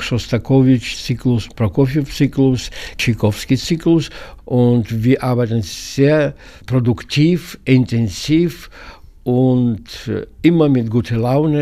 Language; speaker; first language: German; non-native, learner; Russian